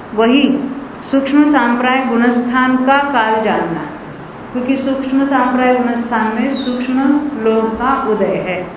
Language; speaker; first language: Hindi; non-native, local second language; Gujarati